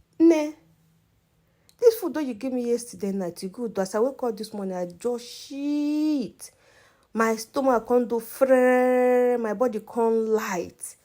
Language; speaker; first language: Nigerian Pidgin; non-native, local second language; Igbo